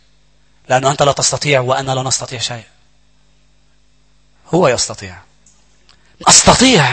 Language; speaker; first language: Arabic; native; Arabic